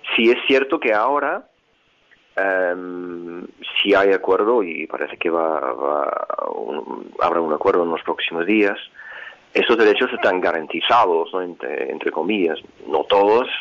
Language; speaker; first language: Spanish; non-native, fluent; English